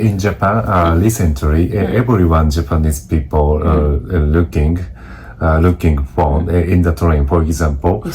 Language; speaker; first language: English; non-native, learner; Japanese